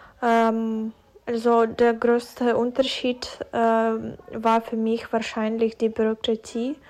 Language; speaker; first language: German; non-native, fluent; Ukrainian